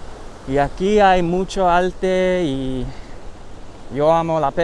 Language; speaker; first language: Spanish; early bilingual, heritage; English